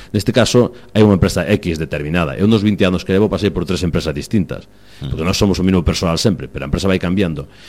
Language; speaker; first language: Galician; native; Galician